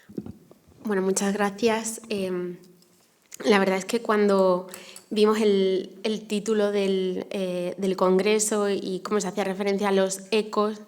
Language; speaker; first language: Spanish; native; Spanish